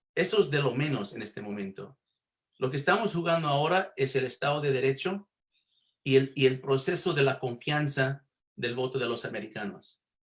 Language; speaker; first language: Spanish; early bilingual, heritage; Spanish